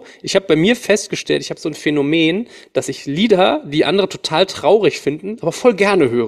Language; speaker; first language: German; native; German